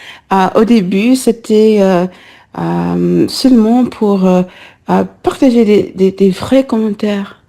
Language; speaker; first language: French; non-native, learner; English